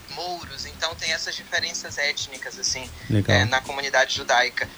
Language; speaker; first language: Portuguese; native; Portuguese